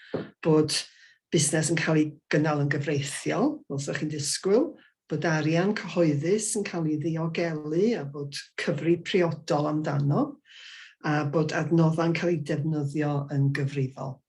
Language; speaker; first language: Welsh; native; Welsh